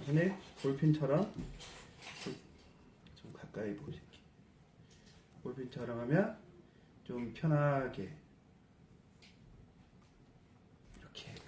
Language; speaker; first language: Korean; non-native, fluent; English